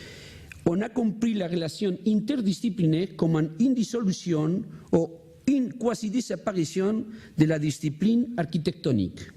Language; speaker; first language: French; non-native, learner; Spanish